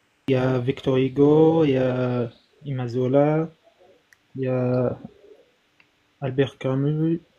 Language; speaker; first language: French; non-native, fluent; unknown